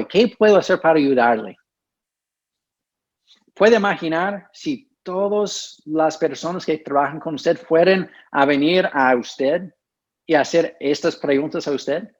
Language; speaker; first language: Spanish; non-native, fluent; English